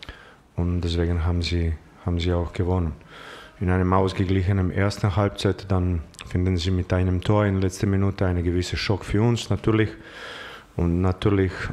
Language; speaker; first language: German; non-native, fluent; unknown